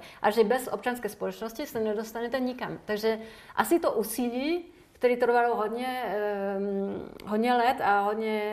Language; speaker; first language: Czech; non-native, fluent; French